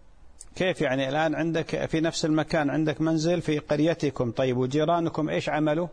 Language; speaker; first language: Arabic; native; Arabic